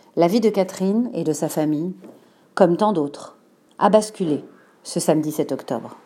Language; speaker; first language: French; native; French